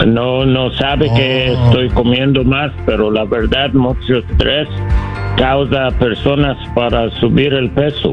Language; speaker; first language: Spanish; non-native, learner; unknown